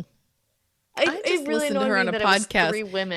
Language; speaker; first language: English; native; English